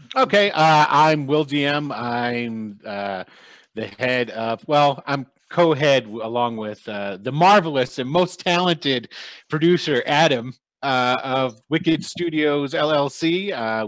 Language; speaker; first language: English; native; English